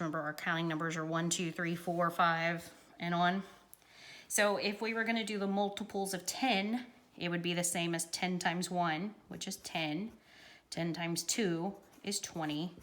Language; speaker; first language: English; native; English